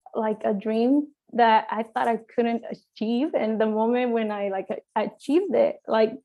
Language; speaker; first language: English; early bilingual, other home language; Spanish